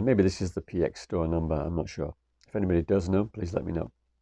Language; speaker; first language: English; native; English